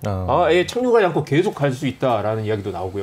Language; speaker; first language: Korean; native; Korean